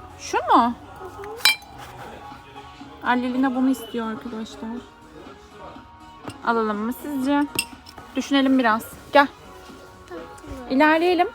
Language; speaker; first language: Turkish; native; Turkish